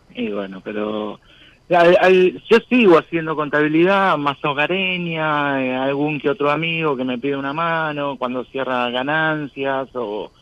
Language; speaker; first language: Spanish; native; Spanish